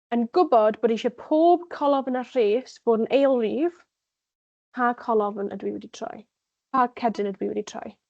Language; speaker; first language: Welsh; native; Welsh